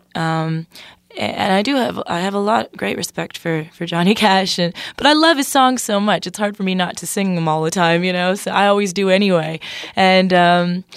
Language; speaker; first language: English; native; English